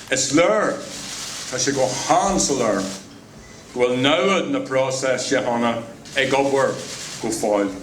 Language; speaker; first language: Irish; non-native, local second language; English